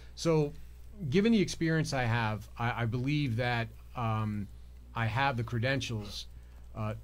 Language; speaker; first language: English; native; English